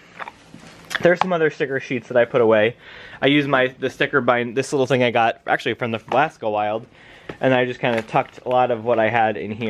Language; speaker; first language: English; native; English